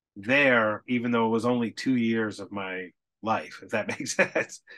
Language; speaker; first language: English; native; English